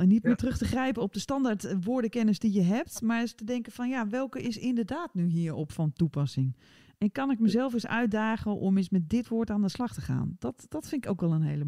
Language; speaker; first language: Dutch; native; Dutch